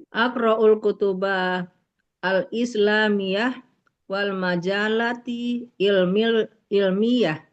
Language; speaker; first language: Arabic; non-native, learner; Indonesian